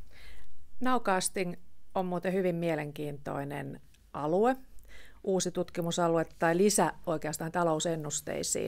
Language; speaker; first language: Finnish; native; Finnish